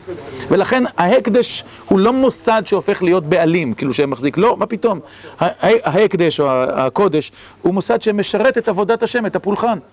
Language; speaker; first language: Hebrew; native; Hebrew